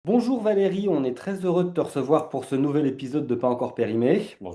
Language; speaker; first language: French; native; French